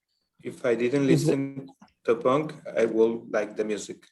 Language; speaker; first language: English; non-native, learner; Spanish